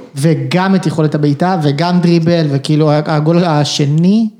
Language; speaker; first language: Hebrew; native; Hebrew